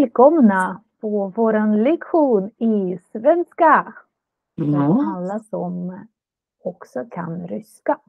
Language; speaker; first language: Swedish; non-native, fluent; Russian